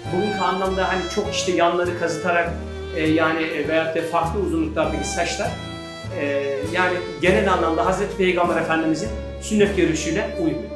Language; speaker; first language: Turkish; native; Turkish